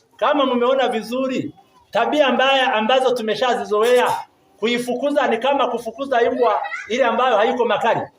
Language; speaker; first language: Swahili; non-native, local second language; Kinyarwanda